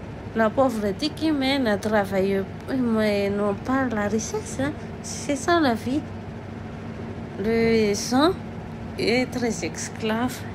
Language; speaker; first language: French; non-native, local second language; Malagasy